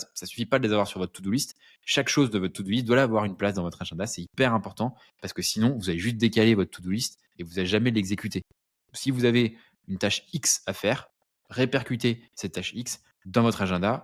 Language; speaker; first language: French; native; French